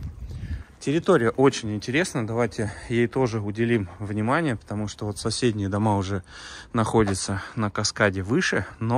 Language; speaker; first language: Russian; native; Russian